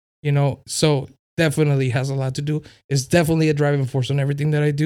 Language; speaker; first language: English; non-native, fluent; Spanish